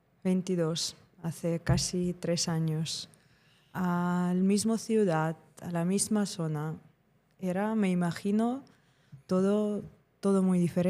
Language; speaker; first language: Spanish; non-native, fluent; Ukrainian